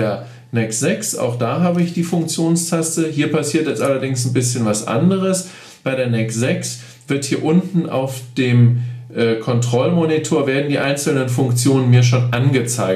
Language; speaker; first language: German; native; German